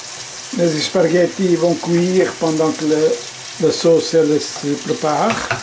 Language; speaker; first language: French; non-native, fluent; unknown